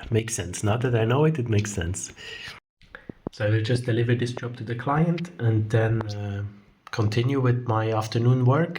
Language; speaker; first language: English; non-native, fluent; German